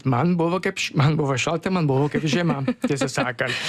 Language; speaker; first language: Lithuanian; non-native, learner; Italian